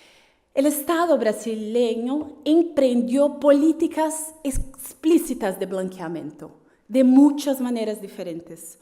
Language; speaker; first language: Spanish; non-native, fluent; Portuguese